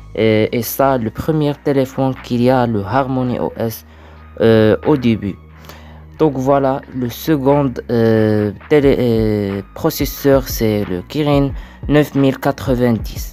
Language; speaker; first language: French; non-native, learner; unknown